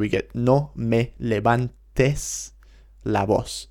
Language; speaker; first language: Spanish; non-native, fluent; English